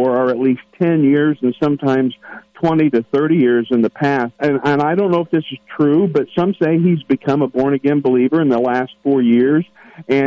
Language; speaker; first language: English; native; English